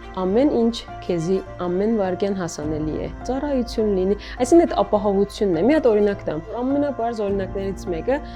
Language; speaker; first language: Armenian; native; Armenian